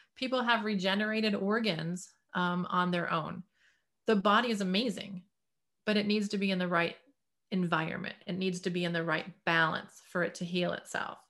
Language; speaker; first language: English; native; English